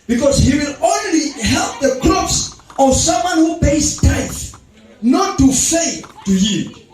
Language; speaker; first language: English; non-native, local second language; Swahili